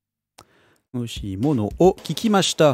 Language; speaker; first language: Japanese; non-native, learner; French